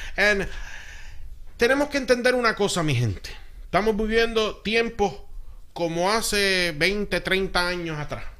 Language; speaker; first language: Spanish; early bilingual, heritage; Spanish